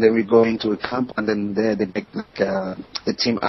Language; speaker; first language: English; non-native, local second language; French